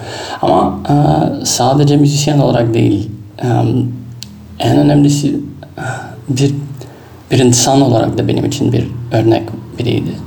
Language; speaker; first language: Turkish; non-native, fluent; Russian